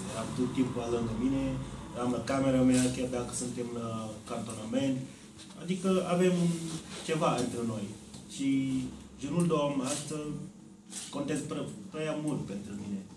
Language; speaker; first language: Romanian; non-native, learner; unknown